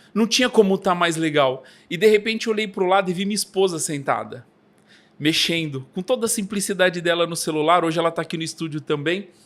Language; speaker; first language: Portuguese; native; Portuguese